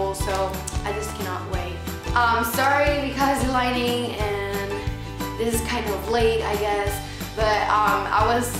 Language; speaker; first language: English; non-native, fluent; Spanish